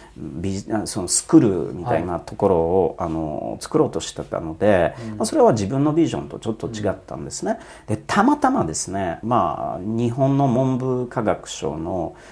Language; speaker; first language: Japanese; non-native, fluent; Polish